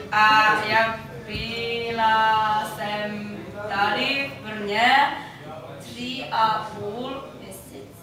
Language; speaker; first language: Czech; non-native, learner; Finnish